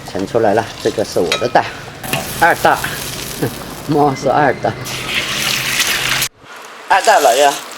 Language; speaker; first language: Chinese; native; Chinese